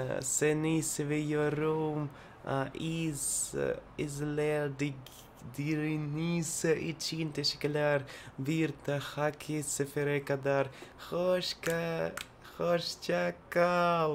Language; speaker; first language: Turkish; non-native, learner; Russian